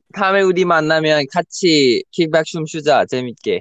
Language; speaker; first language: Korean; non-native, learner; Thai